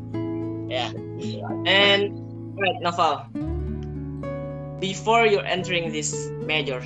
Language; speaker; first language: English; non-native, fluent; Indonesian